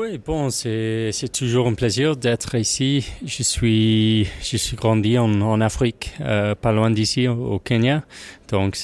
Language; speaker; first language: French; non-native, learner; English